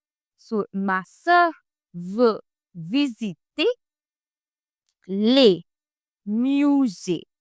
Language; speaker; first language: French; non-native, fluent; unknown